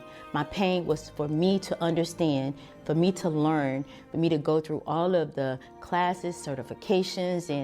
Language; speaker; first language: English; native; English